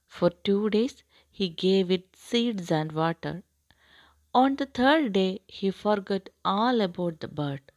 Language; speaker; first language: English; non-native, local second language; Malayalam